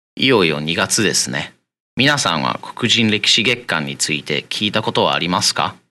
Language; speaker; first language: Japanese; non-native, fluent; English